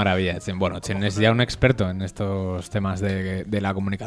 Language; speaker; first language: Spanish; native; Spanish